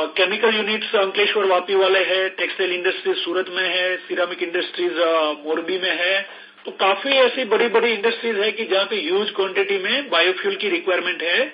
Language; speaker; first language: Hindi; non-native, local second language; Gujarati